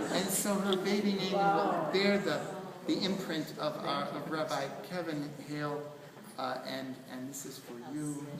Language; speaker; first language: English; native; English